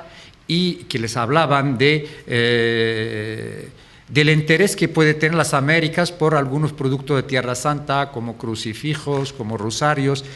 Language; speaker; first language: Spanish; non-native, fluent; Arabic